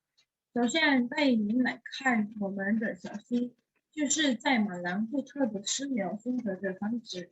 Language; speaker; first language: Chinese; non-native, learner; Indonesian